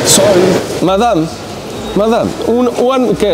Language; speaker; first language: English; non-native, learner; Portuguese